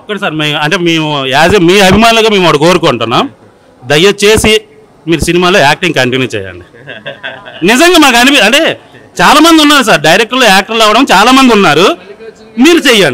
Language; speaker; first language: Telugu; native; Telugu